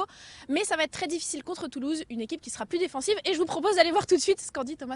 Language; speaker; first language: French; native; French